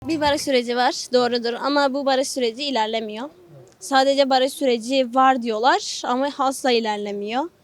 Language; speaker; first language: Turkish; non-native, local second language; Kurdish